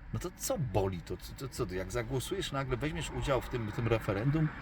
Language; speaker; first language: Polish; native; Polish